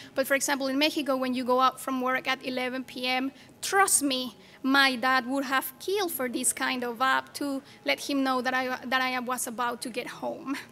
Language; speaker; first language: English; non-native, fluent; Spanish